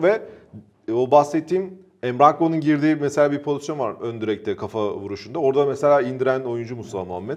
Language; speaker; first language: Turkish; native; Turkish